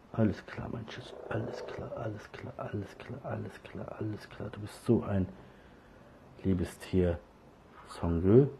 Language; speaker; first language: German; early bilingual, other home language; Turkish